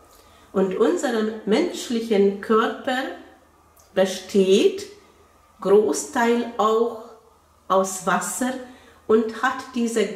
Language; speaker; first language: German; non-native, fluent; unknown